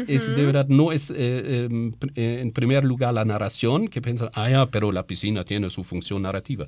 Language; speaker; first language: Spanish; non-native, fluent; German